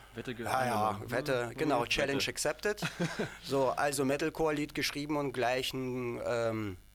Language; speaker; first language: German; non-native, fluent; Ukrainian